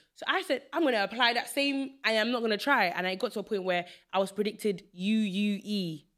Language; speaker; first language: English; early bilingual, other home language; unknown